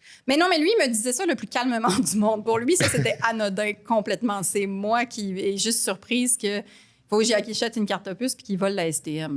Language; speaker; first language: French; native; French